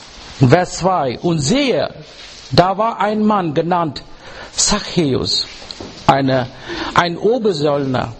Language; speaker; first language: German; non-native, learner; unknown